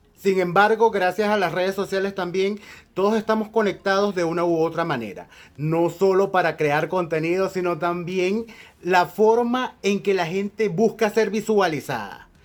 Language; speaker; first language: Spanish; native; Spanish